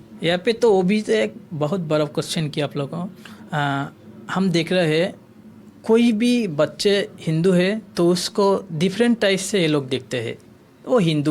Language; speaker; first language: Hindi; non-native, learner; Bangla